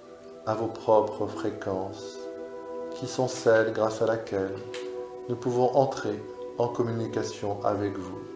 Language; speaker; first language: French; native; French